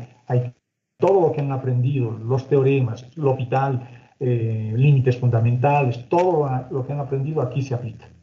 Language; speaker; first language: Spanish; native; Spanish